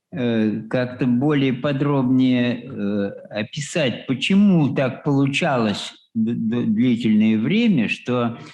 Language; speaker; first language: Russian; native; Russian